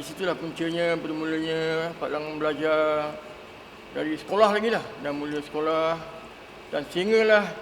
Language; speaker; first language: Malay; native; Malay